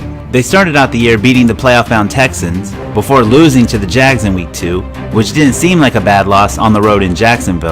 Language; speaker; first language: English; native; English